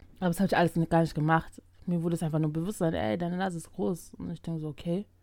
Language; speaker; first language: German; early bilingual, other home language; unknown